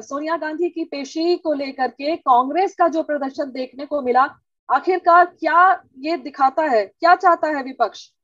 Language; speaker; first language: Hindi; native; Hindi